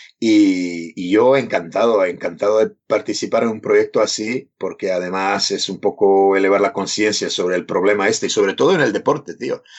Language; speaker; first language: Spanish; non-native, fluent; Serbian